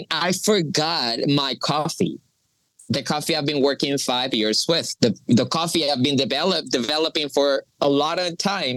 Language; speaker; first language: English; non-native, fluent; Spanish